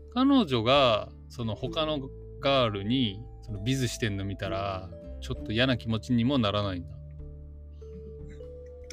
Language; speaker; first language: Japanese; native; Japanese